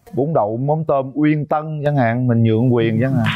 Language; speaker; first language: Vietnamese; native; Vietnamese